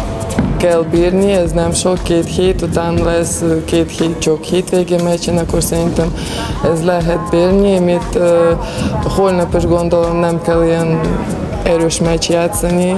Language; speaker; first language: Hungarian; non-native, learner; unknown